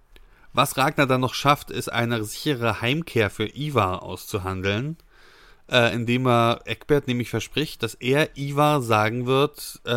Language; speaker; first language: German; native; German